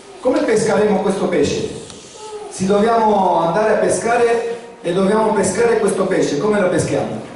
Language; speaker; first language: Italian; non-native, fluent; Spanish